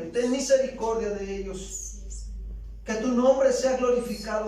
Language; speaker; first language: Spanish; native; Spanish